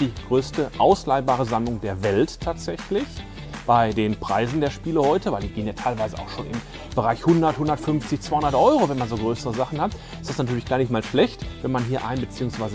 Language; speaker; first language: German; native; German